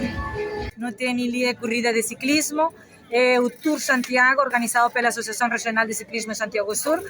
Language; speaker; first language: Portuguese; non-native, local second language; Kabuverdianu